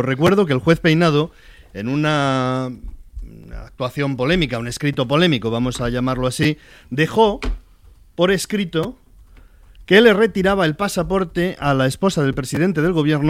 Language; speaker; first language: Spanish; native; Spanish